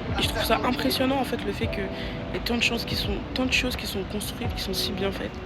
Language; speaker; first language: French; native; French